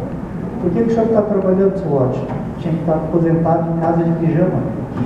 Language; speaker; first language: Portuguese; native; Portuguese